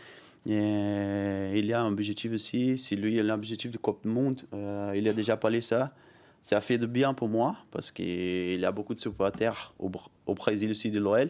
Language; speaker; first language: French; non-native, learner; Portuguese